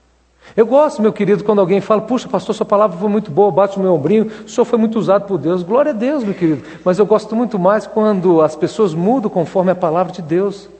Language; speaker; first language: Portuguese; native; Portuguese